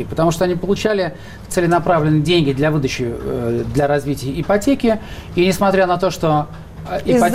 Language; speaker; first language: Russian; native; Russian